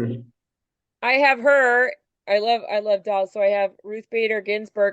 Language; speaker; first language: English; native; English